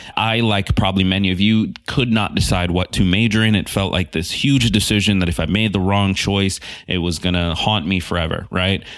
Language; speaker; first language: English; native; English